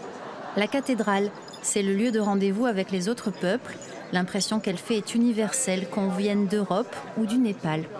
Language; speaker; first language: French; native; French